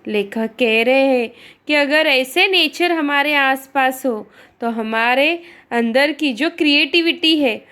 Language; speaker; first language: Hindi; non-native, local second language; Marathi